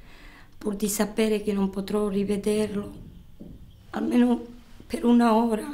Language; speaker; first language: Italian; non-native, fluent; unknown